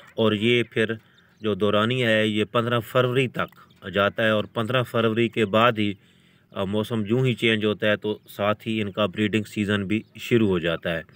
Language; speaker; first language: Urdu; non-native, local second language; Punjabi